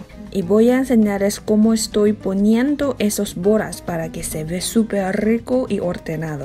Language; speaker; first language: Spanish; non-native, fluent; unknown